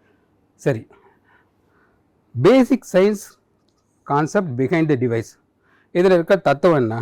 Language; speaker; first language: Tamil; native; Tamil